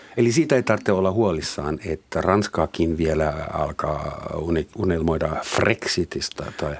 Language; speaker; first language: Finnish; non-native, fluent; German